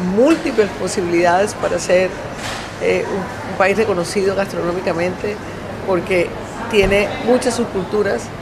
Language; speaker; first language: Spanish; native; Spanish